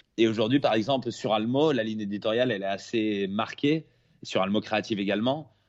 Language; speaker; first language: French; native; French